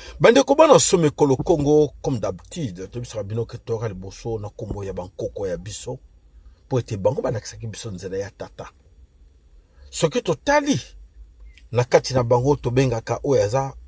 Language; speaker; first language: Lingala; non-native, local second language; Kongo